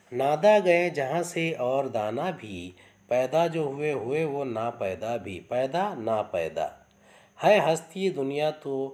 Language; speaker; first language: Urdu; native; Urdu